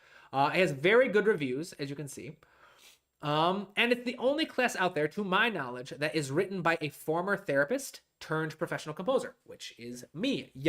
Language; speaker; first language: English; native; English